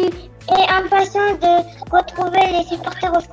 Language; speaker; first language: French; native; French